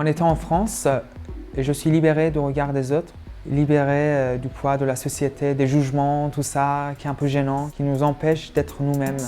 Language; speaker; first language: French; non-native, fluent; Persian